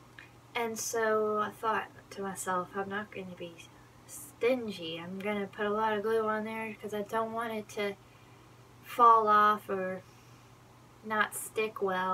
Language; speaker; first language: English; native; English